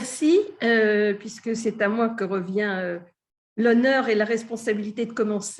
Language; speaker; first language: French; native; French